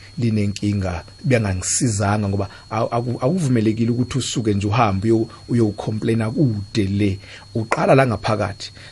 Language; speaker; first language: Zulu; non-native, local second language; Xhosa